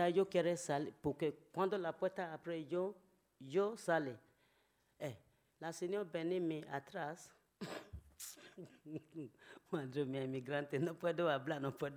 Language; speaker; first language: Spanish; non-native, learner; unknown